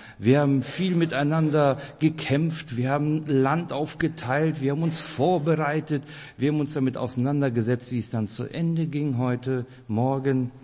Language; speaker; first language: German; early bilingual, other home language; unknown